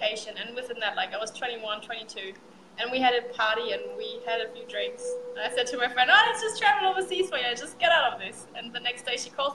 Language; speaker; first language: English; non-native, fluent; German